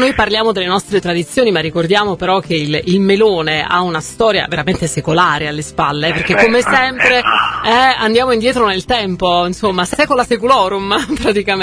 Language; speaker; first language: Italian; native; Italian